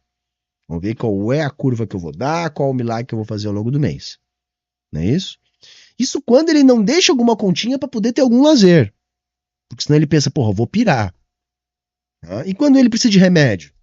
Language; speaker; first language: Portuguese; native; Portuguese